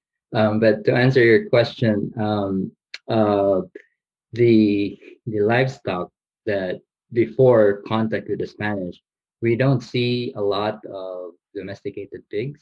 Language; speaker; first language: English; non-native, local second language; Bikol